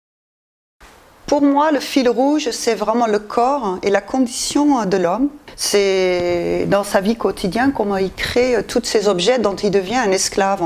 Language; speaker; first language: French; non-native, fluent; Dutch